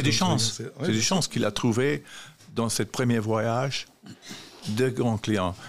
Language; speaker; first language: French; non-native, fluent; English